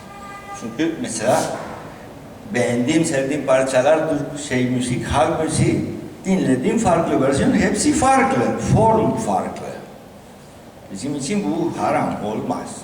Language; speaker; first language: Turkish; non-native, learner; Spanish